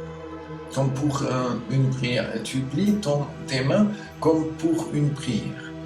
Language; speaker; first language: French; non-native, learner; German